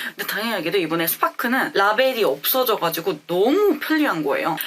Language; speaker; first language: Korean; non-native, fluent; Romanian